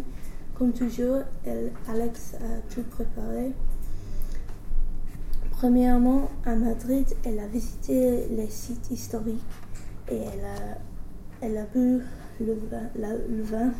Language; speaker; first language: French; non-native, learner; English